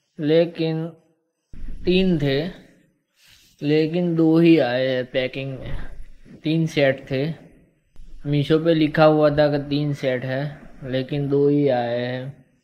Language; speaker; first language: Hindi; native; Hindi